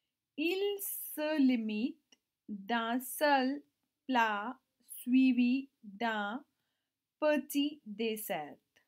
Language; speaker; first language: French; non-native, learner; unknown